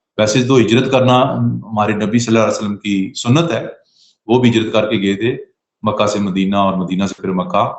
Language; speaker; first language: Urdu; non-native, local second language; Pahari-Potwari